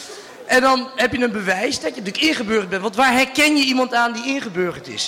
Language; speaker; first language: Dutch; native; Dutch